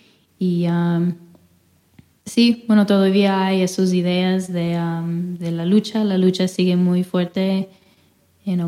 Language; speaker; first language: Spanish; non-native, fluent; English